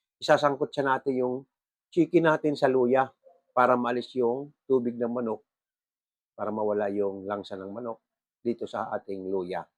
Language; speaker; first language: Filipino; non-native, local second language; Bikol